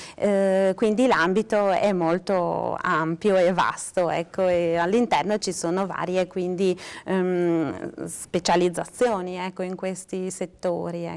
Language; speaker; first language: Italian; native; Italian